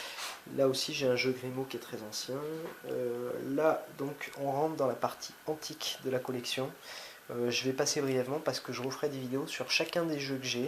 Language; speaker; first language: French; native; French